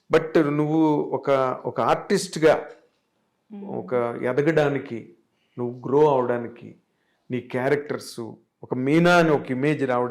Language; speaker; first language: Telugu; native; Telugu